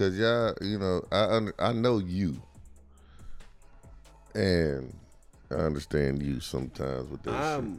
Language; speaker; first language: English; native; English